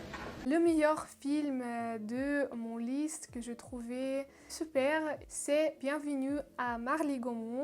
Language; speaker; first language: French; non-native, learner; Russian